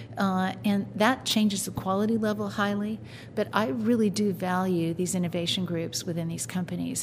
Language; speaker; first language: English; native; English